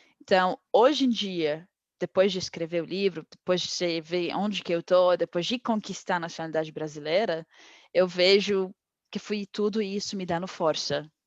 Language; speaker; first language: Portuguese; non-native, fluent; Arabic